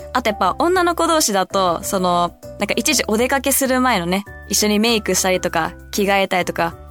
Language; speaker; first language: Japanese; early bilingual, heritage; Japanese